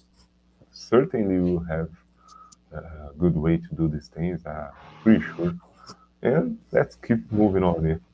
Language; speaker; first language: English; non-native, learner; Portuguese